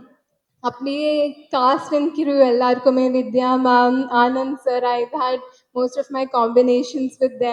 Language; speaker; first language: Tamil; non-native, learner; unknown